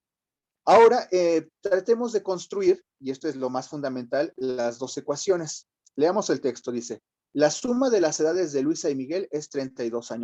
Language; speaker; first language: Spanish; native; Spanish